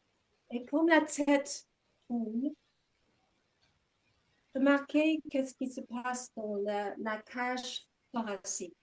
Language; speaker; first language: French; non-native, learner; English